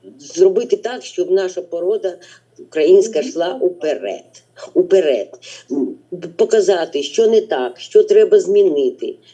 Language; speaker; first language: Ukrainian; non-native, local second language; Russian